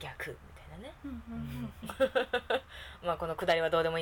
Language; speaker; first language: Japanese; native; Japanese